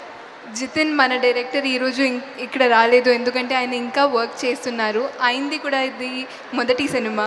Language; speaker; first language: Telugu; non-native, fluent; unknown